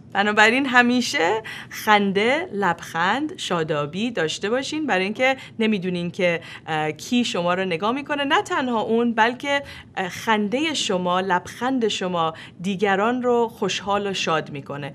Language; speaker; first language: Persian; native; Persian